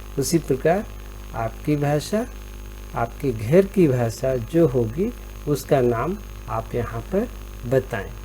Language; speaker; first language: Hindi; native; Hindi